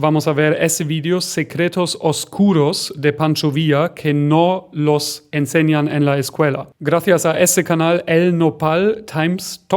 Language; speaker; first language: Spanish; non-native, fluent; German